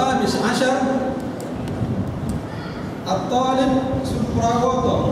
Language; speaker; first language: Arabic; non-native, fluent; Indonesian